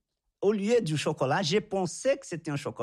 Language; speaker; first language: French; non-native, fluent; Portuguese